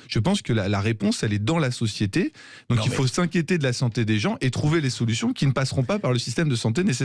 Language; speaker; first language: French; native; French